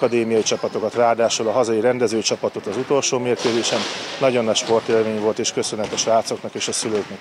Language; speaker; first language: Hungarian; native; Hungarian